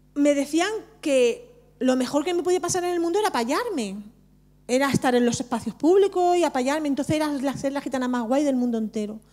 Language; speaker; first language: Spanish; native; Spanish